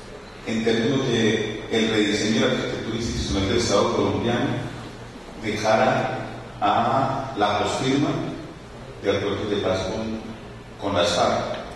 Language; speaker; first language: Spanish; native; Spanish